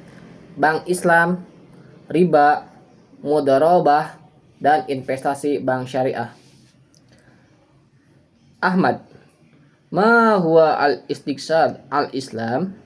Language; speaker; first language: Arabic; non-native, learner; Indonesian